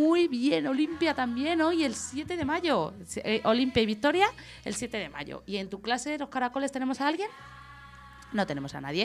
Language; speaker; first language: Spanish; native; Spanish